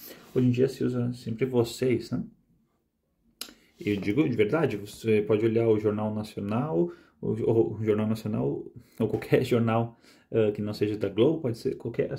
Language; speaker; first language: Portuguese; non-native, fluent; Spanish